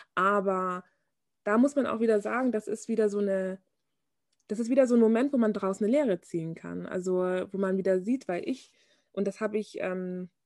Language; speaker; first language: German; native; German